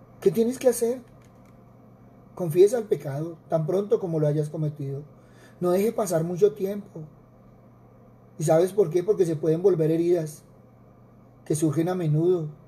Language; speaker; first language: Spanish; native; Spanish